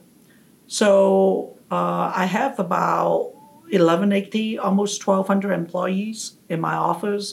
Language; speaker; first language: English; non-native, local second language; Cantonese